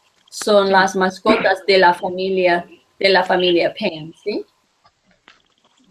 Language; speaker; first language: Spanish; non-native, fluent; English